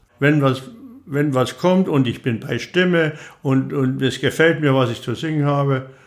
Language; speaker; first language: German; native; German